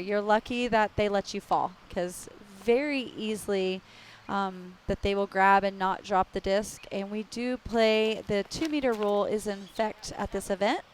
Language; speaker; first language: English; native; English